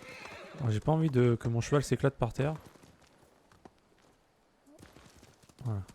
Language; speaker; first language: French; native; French